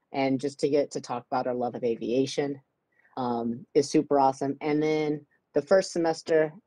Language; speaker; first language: English; native; English